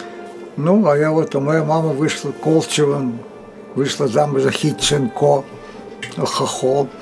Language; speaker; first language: Russian; early bilingual, heritage; Russian